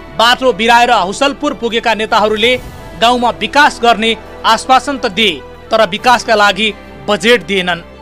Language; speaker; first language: Nepali; native; Nepali